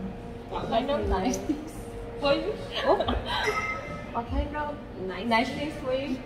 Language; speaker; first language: English; non-native, learner; Korean